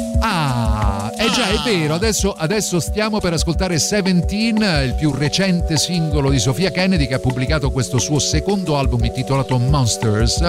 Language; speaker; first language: Italian; native; Italian